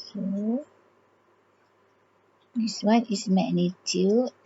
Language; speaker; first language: English; non-native, local second language; Malay